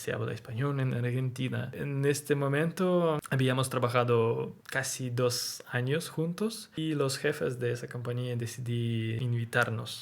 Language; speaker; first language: Spanish; non-native, learner; Russian